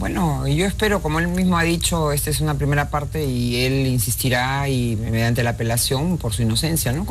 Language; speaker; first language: Spanish; native; Spanish